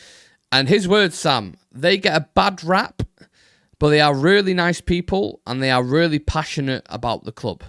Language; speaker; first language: English; native; English